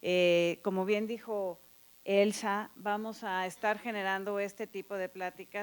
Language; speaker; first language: Spanish; native; Spanish